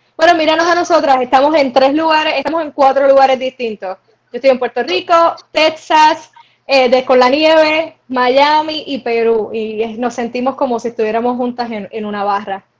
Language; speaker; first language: Spanish; native; Spanish